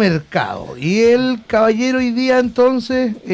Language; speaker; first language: Spanish; native; Spanish